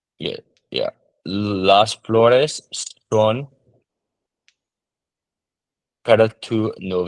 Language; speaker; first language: Spanish; non-native, learner; English